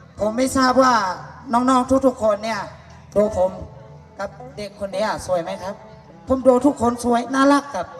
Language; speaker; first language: Thai; non-native, fluent; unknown